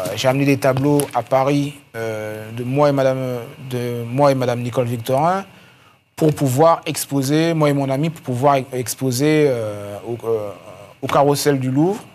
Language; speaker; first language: French; native; French